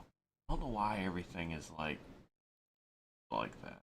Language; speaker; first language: English; native; English